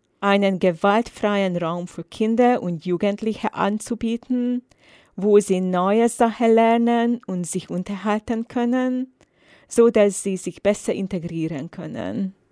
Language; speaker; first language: German; non-native, fluent; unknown